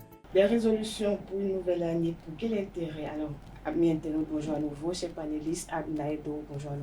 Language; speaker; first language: French; non-native, local second language; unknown